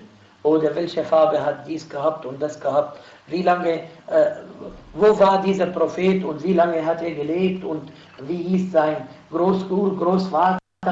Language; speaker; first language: German; non-native, fluent; Arabic